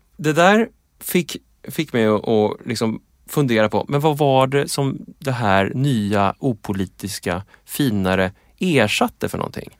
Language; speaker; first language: Swedish; native; Swedish